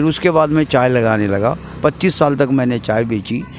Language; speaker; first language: Hindi; non-native, local second language; Marathi